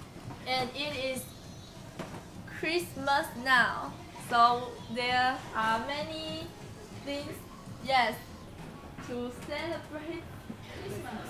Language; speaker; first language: English; non-native, learner; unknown